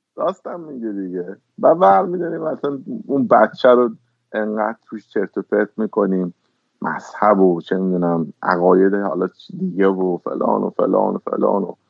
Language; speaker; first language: Persian; native; Persian